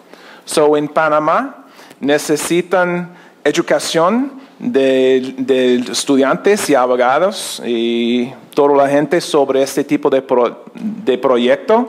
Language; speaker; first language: Spanish; non-native, learner; English